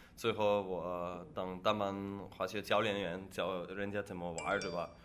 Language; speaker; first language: Chinese; non-native, fluent; German